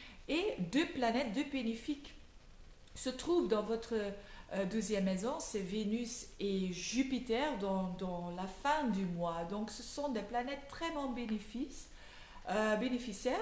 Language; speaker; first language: French; non-native, local second language; Dutch